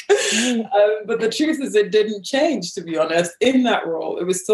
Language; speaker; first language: English; non-native, local second language; Igbo